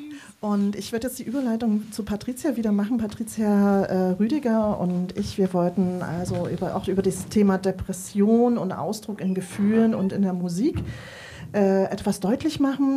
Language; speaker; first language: German; native; German